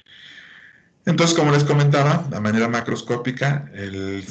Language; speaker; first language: Spanish; native; Spanish